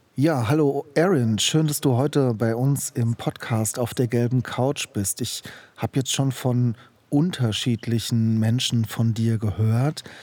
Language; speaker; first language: German; native; German